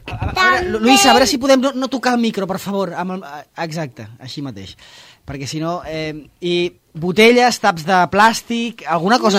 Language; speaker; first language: Catalan; native; Catalan